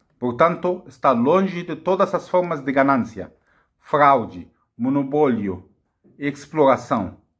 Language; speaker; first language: Portuguese; non-native, fluent; Arabic